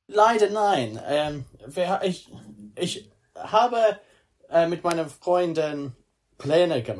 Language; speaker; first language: German; non-native, learner; English